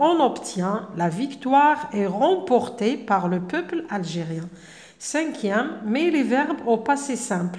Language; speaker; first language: French; non-native, local second language; Arabic